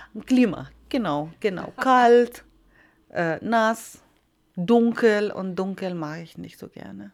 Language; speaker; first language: German; non-native, fluent; Iloko